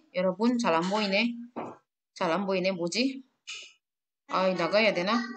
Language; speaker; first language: Korean; non-native, fluent; Indonesian